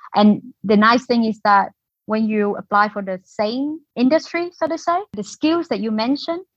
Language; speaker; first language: English; non-native, fluent; Vietnamese